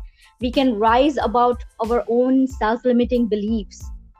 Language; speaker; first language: English; non-native, local second language; Gujarati